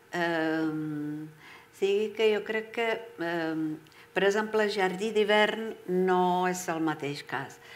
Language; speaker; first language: Catalan; non-native, fluent; Czech